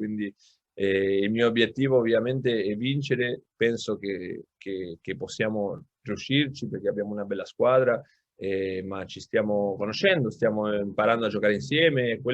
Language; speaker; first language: Italian; non-native, local second language; Spanish